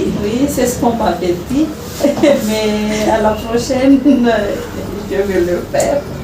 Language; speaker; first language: French; non-native, learner; Malagasy